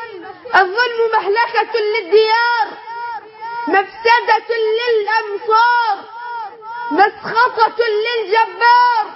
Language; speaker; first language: Arabic; native; Arabic